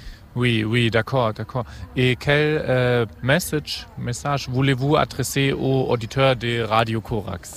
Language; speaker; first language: French; non-native, fluent; German